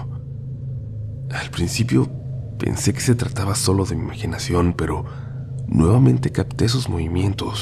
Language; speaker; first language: Spanish; native; Spanish